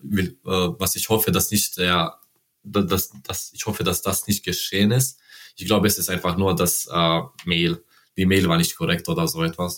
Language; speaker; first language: German; non-native, learner; Serbian